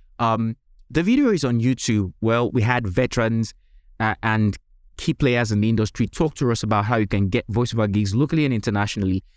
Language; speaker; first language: English; non-native, local second language; Yoruba